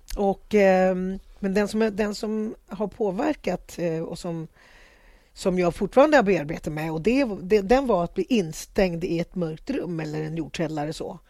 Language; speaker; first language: Swedish; early bilingual, other home language; Spanish